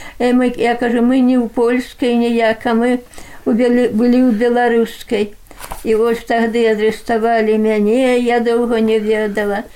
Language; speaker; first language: Belarusian; native; Belarusian